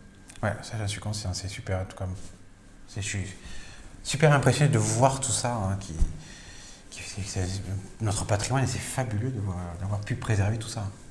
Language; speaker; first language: French; native; French